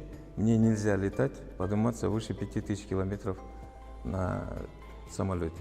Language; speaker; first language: Russian; native; Russian